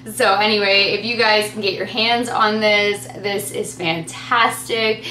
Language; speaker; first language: English; native; English